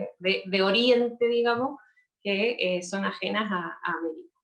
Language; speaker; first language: Spanish; native; Spanish